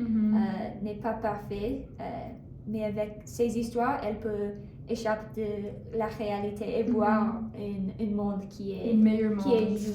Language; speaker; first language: French; non-native, learner; English